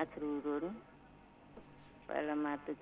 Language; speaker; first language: Arabic; non-native, learner; Indonesian